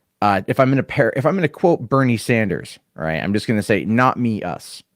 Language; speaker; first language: English; native; English